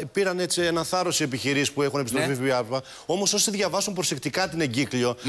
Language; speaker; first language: Greek; native; Greek